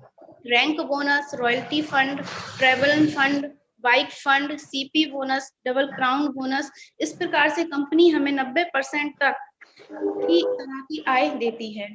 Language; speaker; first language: Hindi; native; Hindi